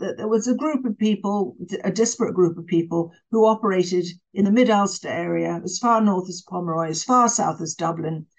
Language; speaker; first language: English; native; English